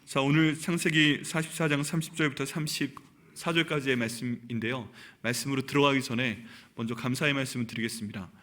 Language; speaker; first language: Korean; native; Korean